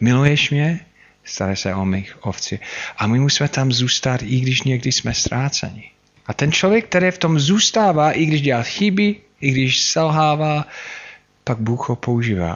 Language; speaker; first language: Czech; non-native, fluent; English